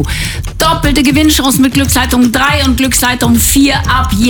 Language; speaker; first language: German; native; German